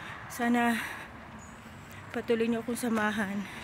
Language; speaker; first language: Filipino; native; Filipino